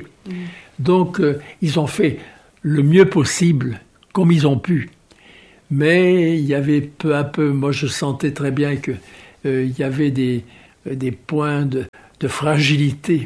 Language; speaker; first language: French; native; French